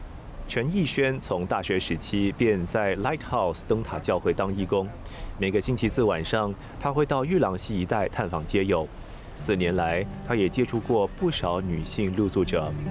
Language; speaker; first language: Chinese; native; Chinese